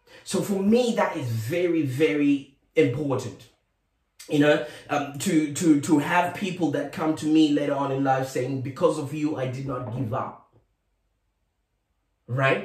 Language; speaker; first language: English; non-native, local second language; Shona